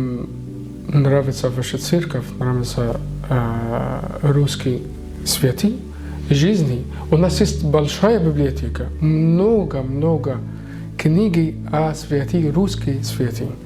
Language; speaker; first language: Russian; non-native, learner; Arabic